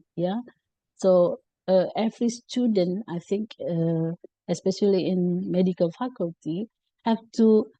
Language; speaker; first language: English; non-native, learner; Indonesian